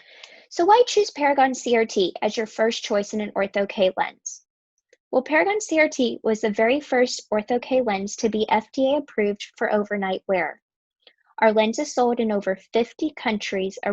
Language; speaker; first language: English; native; English